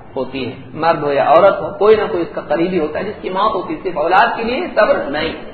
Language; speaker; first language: Urdu; native; Urdu